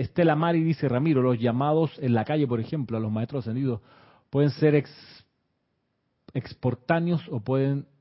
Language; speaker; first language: Spanish; native; Spanish